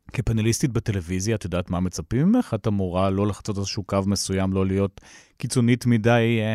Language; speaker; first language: Hebrew; native; Hebrew